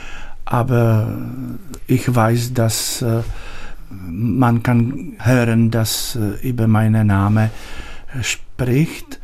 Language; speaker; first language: German; non-native, learner; Czech